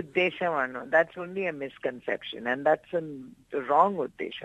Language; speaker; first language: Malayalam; non-native, local second language; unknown